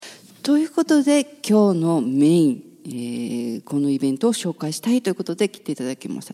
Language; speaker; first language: Japanese; native; Japanese